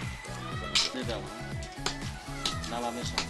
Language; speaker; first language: French; non-native, learner; Indonesian